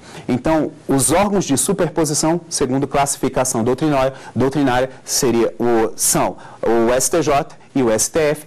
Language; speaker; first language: Portuguese; native; Portuguese